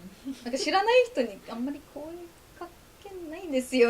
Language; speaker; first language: Japanese; non-native, fluent; Polish